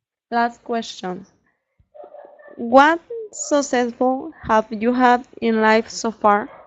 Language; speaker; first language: English; non-native, learner; Spanish